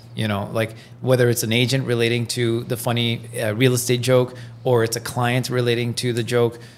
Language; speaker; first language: English; non-native, fluent; French